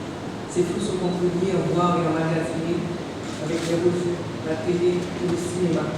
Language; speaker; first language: French; non-native, local second language; Haitian Creole